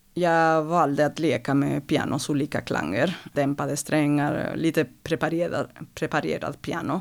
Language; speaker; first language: Swedish; non-native, fluent; Spanish